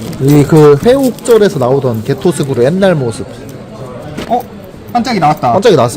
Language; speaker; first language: Korean; native; Korean